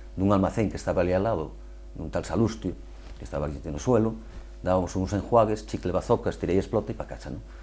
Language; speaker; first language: Galician; native; Galician